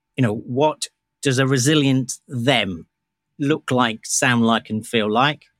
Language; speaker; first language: English; native; English